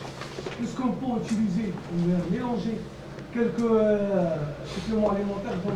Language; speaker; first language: French; non-native, local second language; Arabic